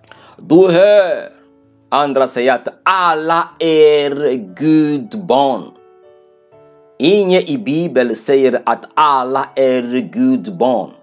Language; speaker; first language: Swedish; non-native, fluent; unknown